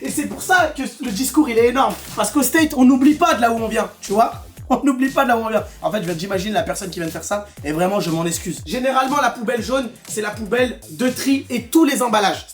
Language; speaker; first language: French; native; French